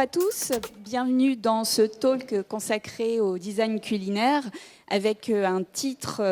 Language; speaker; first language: French; native; French